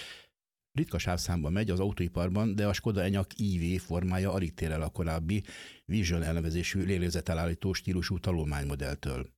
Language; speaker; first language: Hungarian; native; Hungarian